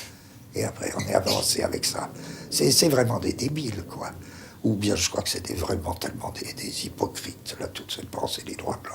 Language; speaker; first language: French; native; French